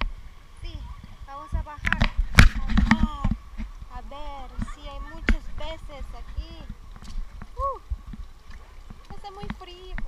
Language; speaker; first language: Spanish; non-native, fluent; Korean